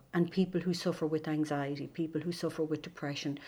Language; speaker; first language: English; native; English